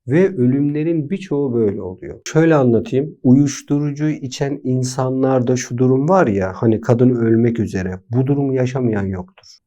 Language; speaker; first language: Turkish; native; Turkish